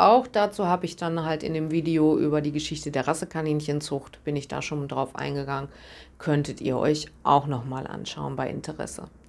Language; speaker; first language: German; native; German